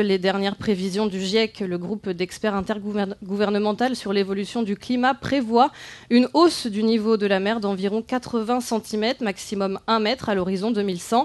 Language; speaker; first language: French; native; French